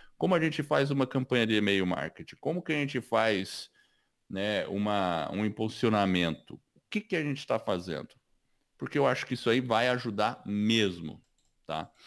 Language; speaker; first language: Portuguese; early bilingual, other home language; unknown